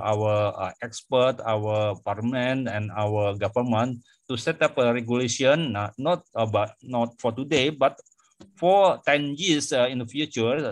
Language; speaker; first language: English; non-native, fluent; Indonesian